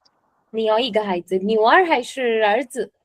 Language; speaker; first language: Chinese; non-native, fluent; Hindi